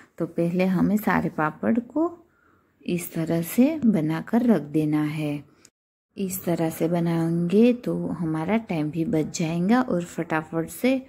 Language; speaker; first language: Hindi; non-native, local second language; Gujarati